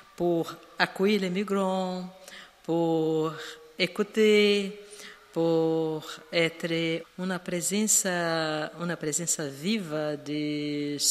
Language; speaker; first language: French; non-native, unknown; Portuguese